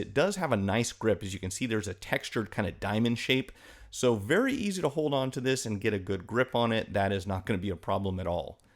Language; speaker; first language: English; native; English